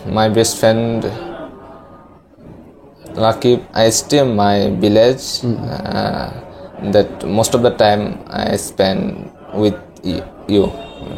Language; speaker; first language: English; non-native, learner; Bangla